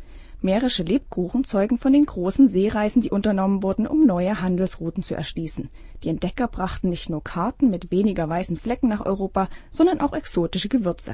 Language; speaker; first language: German; native; German